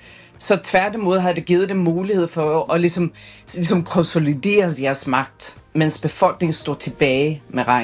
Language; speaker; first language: Danish; non-native, fluent; Persian